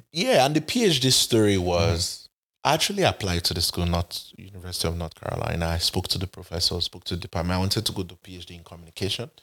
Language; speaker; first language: English; non-native, local second language; Bini